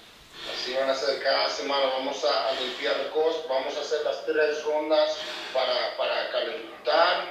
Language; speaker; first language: Spanish; early bilingual, heritage; Spanish